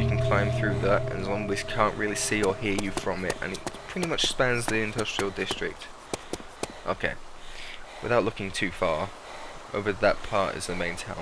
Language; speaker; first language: English; native; English